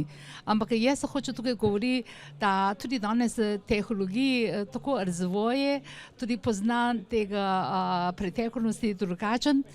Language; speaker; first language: Slovenian; non-native, learner; Chinese